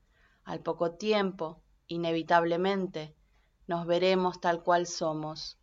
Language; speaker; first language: Spanish; native; Spanish